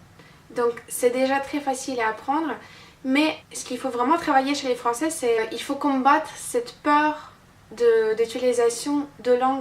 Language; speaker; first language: French; non-native, fluent; Russian